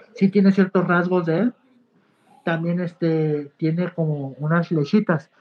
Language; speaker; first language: Spanish; native; Spanish